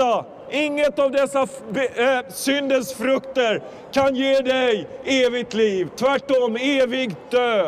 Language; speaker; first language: Swedish; non-native, fluent; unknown